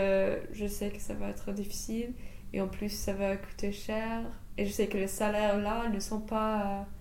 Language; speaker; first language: French; non-native, fluent; English